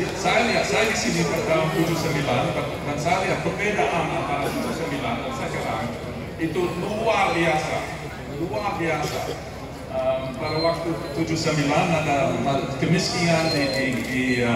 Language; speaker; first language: Indonesian; non-native, fluent; English